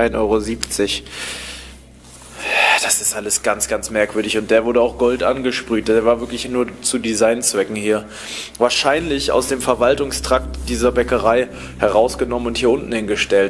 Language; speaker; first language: German; native; German